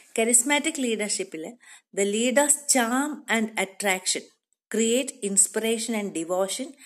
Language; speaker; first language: English; non-native, local second language; Malayalam